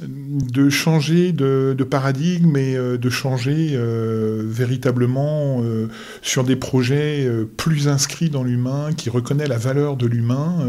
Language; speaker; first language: French; native; French